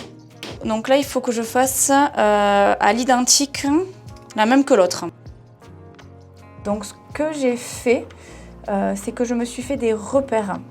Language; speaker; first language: French; native; French